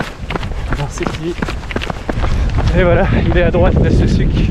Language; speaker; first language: French; native; French